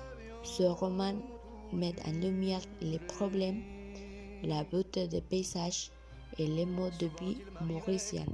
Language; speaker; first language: French; non-native, learner; Spanish